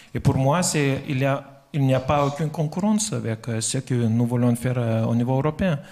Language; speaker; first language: French; non-native, fluent; Lithuanian